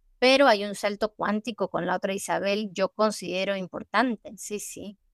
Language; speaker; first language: Spanish; native; Spanish